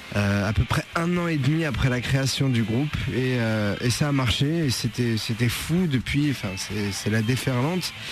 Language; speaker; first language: French; native; French